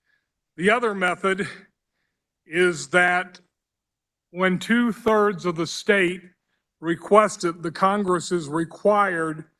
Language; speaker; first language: English; native; English